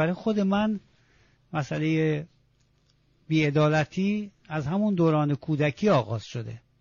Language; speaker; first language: Persian; non-native, local second language; Azerbaijani